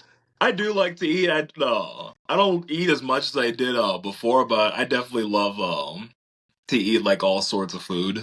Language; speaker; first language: English; native; English